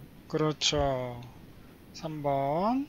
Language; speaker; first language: Korean; native; Korean